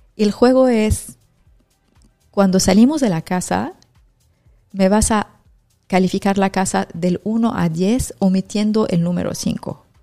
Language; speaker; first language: Spanish; non-native, fluent; Arabic